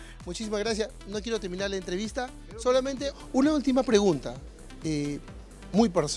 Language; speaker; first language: Spanish; native; Spanish